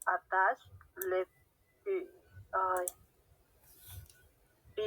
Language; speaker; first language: French; non-native, learner; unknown